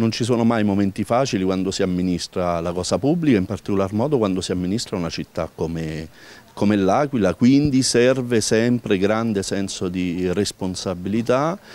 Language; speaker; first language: Italian; native; Italian